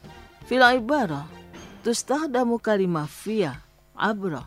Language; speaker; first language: Arabic; non-native, fluent; Indonesian